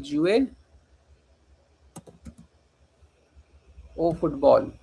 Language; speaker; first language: French; non-native, fluent; Hindi